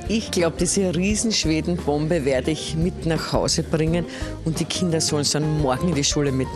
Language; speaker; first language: German; native; German